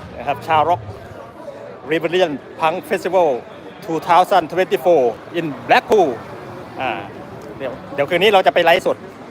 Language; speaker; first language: Thai; native; Thai